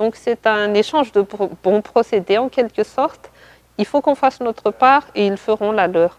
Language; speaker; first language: French; non-native, local second language; Malagasy